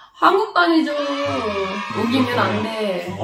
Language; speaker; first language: Korean; non-native, learner; Spanish